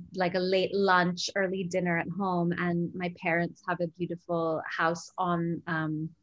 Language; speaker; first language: English; early bilingual, other home language; Gujarati